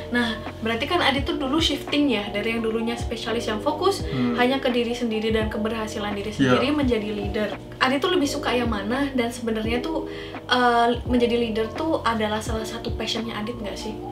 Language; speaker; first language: Indonesian; native; Indonesian